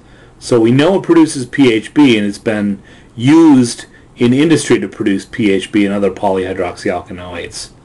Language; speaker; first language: English; native; English